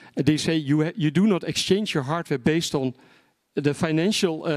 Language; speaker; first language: English; non-native, fluent; Dutch